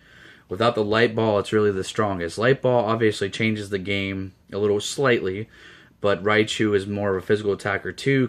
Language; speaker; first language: English; native; English